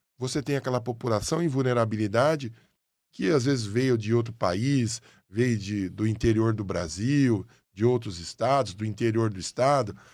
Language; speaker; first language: Portuguese; native; Portuguese